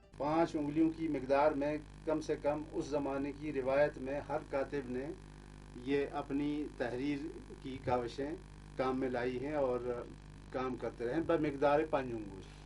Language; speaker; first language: Urdu; non-native, local second language; Kashmiri